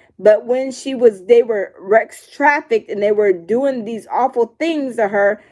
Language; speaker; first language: English; native; English